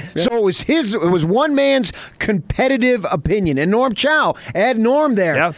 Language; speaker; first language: English; native; English